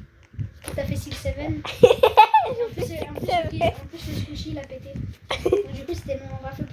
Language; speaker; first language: French; native; French